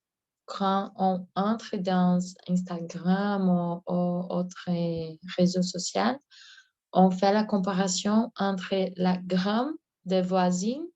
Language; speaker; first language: French; non-native, learner; Portuguese